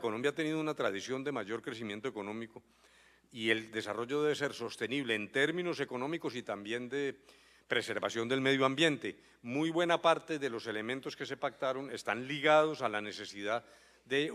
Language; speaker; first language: Spanish; native; Spanish